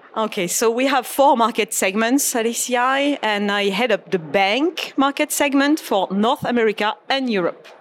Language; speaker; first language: English; non-native, fluent; French